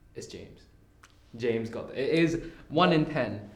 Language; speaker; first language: English; non-native, local second language; Cantonese